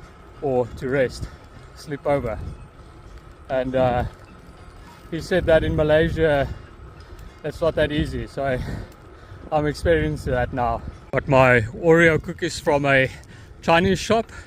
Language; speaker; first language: English; native; English